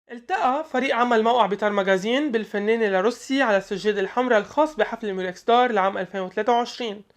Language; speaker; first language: Arabic; native; Arabic